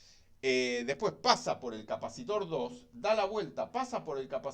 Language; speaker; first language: Spanish; native; Spanish